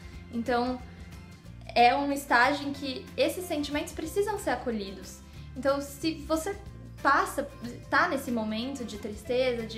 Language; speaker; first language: Portuguese; native; Portuguese